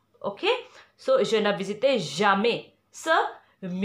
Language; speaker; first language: French; non-native, learner; Hindi